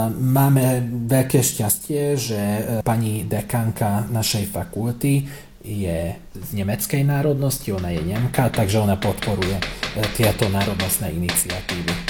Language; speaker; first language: Slovak; early bilingual, heritage; Slovak